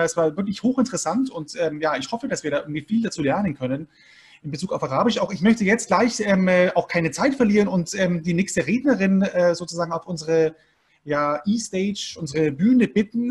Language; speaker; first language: German; native; German